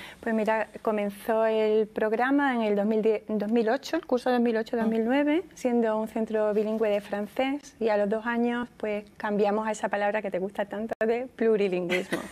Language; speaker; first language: Spanish; native; Spanish